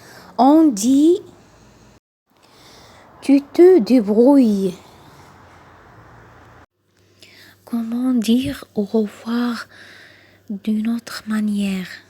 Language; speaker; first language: French; non-native, local second language; Arabic